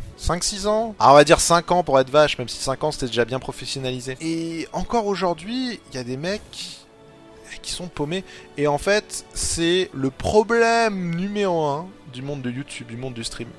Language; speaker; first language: French; native; French